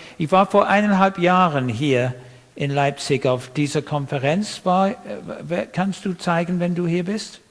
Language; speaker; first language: German; non-native, fluent; English